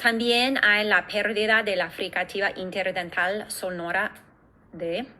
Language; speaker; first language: Spanish; non-native, fluent; English